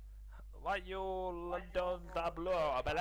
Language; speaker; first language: English; non-native, learner; Finnish